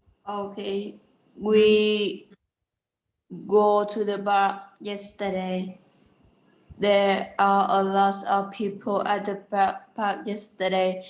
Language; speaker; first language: English; non-native, learner; Vietnamese